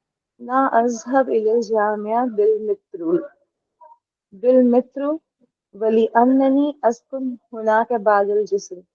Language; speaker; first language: Arabic; non-native, learner; Urdu